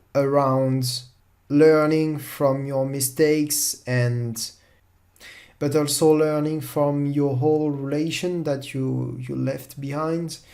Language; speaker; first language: English; non-native, fluent; French